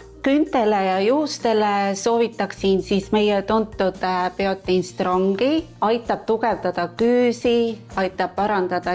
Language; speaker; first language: Estonian; native; Estonian